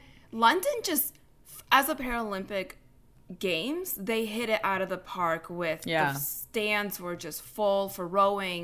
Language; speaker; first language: English; early bilingual, other home language; Ukrainian